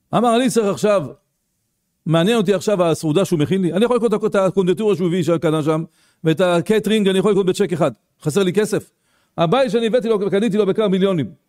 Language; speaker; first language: Hebrew; native; Hebrew